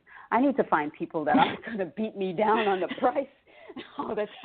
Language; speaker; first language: English; native; English